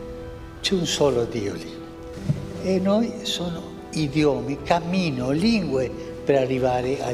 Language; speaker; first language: Italian; non-native, fluent; Spanish